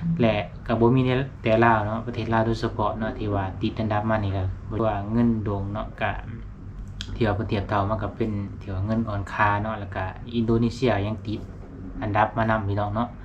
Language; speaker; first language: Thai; non-native, local second language; Lao